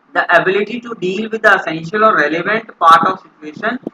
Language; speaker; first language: Hindi; non-native, local second language; Punjabi